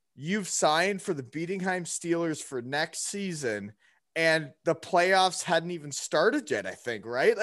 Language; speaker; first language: English; native; English